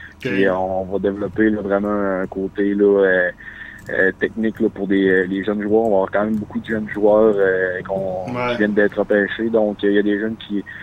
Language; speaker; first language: French; native; French